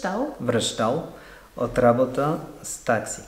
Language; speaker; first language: Bulgarian; non-native, learner; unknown